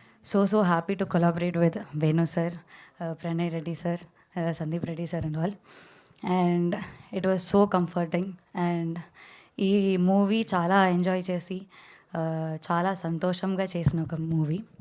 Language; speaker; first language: Telugu; non-native, learner; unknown